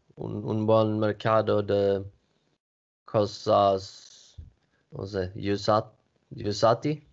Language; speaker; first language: Italian; non-native, learner; Swedish